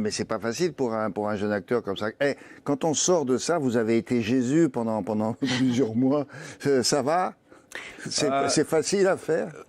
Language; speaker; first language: French; native; French